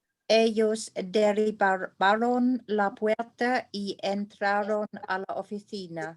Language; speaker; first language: Spanish; non-native, learner; English